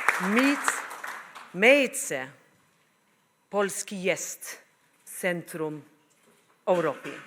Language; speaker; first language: Polish; non-native, learner; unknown